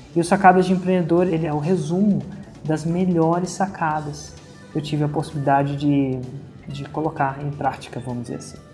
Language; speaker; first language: Portuguese; native; Portuguese